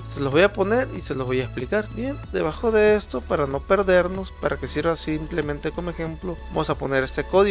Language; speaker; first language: Spanish; native; Spanish